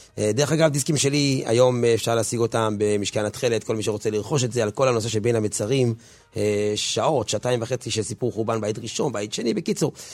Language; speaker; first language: Hebrew; native; Hebrew